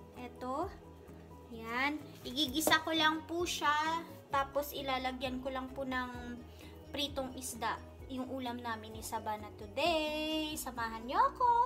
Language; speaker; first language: Filipino; non-native, local second language; Hiligaynon